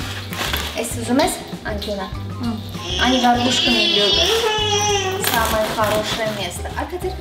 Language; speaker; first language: Russian; non-native, fluent; Armenian